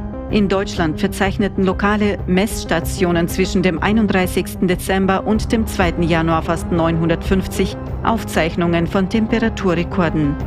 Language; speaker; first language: German; native; German